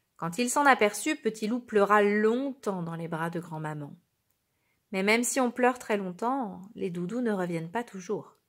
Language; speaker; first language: French; native; French